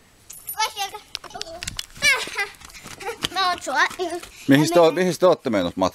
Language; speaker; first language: Finnish; native; Finnish